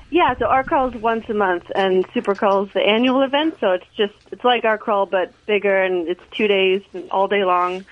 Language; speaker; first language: English; native; English